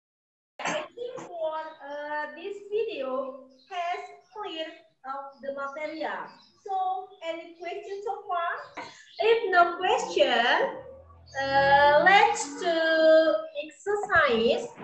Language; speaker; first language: English; non-native, learner; Indonesian